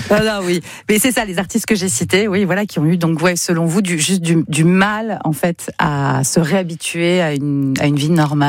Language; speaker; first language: French; native; French